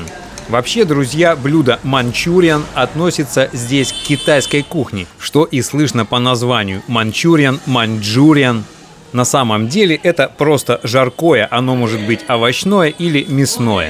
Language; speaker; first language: Russian; native; Russian